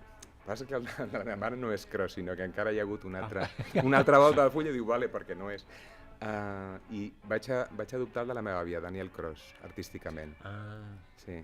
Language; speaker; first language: Catalan; native; Catalan